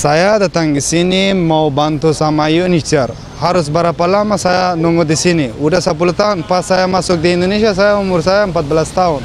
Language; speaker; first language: Indonesian; non-native, fluent; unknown